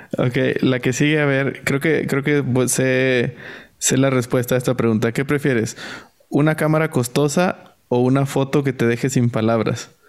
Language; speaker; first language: Spanish; native; Spanish